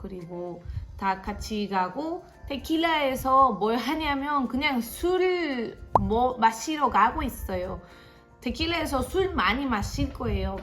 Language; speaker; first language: Korean; non-native, fluent; Spanish